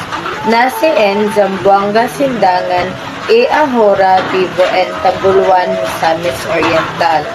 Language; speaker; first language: Spanish; non-native, learner; Cebuano